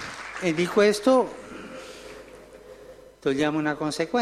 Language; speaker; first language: Italian; non-native, fluent; Spanish